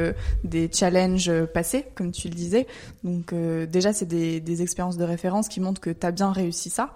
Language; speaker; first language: French; native; French